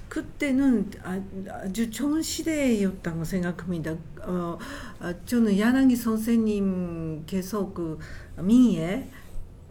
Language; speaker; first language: Korean; non-native, learner; Japanese